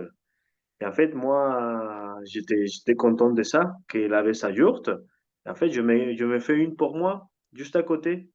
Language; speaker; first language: French; non-native, fluent; Spanish